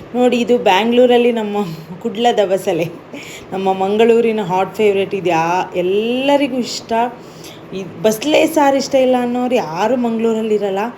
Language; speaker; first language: Kannada; non-native, local second language; Tulu